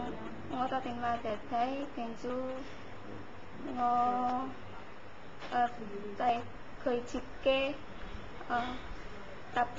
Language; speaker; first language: Cantonese; non-native, learner; Indonesian